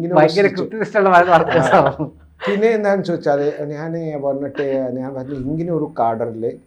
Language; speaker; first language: Malayalam; non-native, local second language; Odia